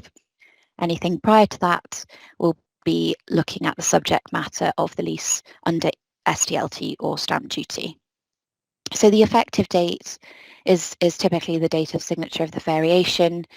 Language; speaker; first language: English; native; English